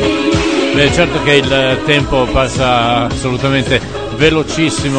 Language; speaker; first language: Italian; native; Italian